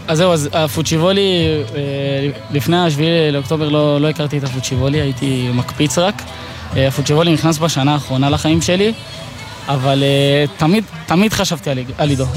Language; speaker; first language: Hebrew; native; Hebrew